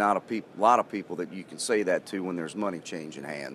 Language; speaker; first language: English; native; English